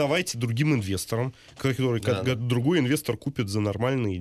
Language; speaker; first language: Russian; native; Russian